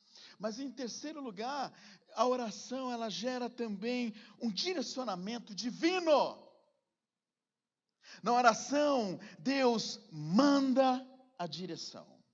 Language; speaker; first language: Portuguese; native; Portuguese